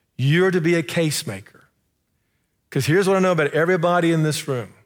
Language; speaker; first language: English; native; English